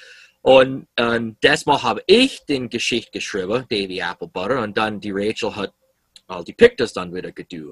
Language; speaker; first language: German; early bilingual, heritage; English